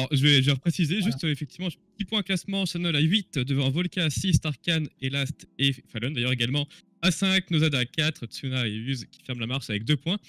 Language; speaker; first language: French; native; French